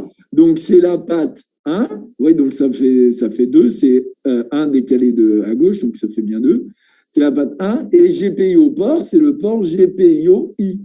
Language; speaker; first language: French; native; French